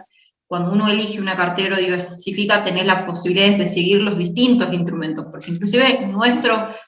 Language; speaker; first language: Spanish; native; Spanish